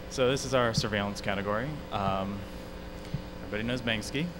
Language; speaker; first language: English; native; English